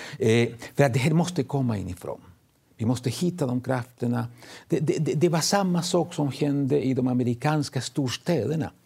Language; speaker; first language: Swedish; non-native, fluent; Spanish